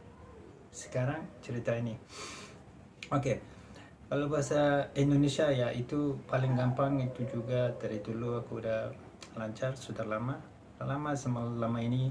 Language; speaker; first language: Indonesian; non-native, fluent; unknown